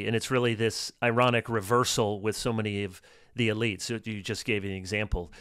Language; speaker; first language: English; native; English